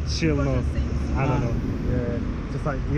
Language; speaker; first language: English; non-native, learner; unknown